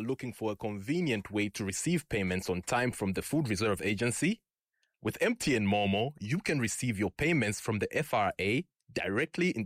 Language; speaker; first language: English; non-native, local second language; Bemba